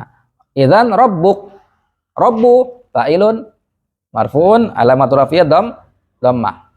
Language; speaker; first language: Arabic; non-native, fluent; Indonesian